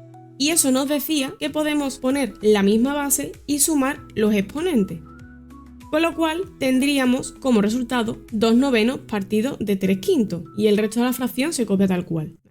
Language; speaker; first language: Spanish; native; Spanish